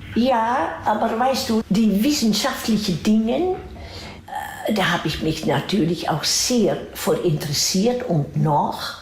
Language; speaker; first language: German; non-native, fluent; Dutch